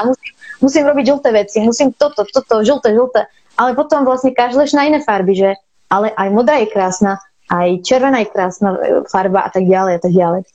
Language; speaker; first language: Slovak; non-native, fluent; Arabic